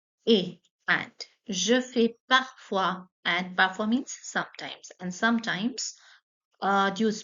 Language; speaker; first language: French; non-native, fluent; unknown